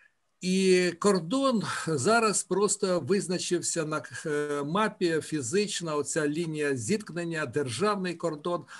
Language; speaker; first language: Ukrainian; native; Ukrainian